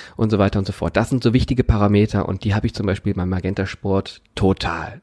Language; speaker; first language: German; native; German